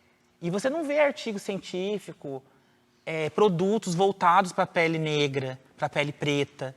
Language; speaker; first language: Portuguese; native; Portuguese